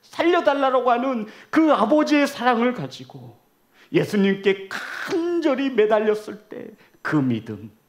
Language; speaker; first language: Korean; native; Korean